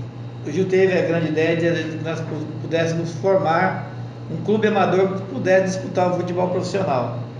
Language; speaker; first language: Portuguese; native; Portuguese